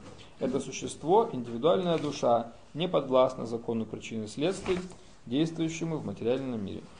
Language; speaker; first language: Russian; native; Russian